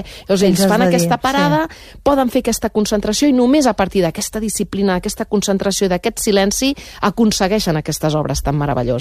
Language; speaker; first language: Catalan; native; Catalan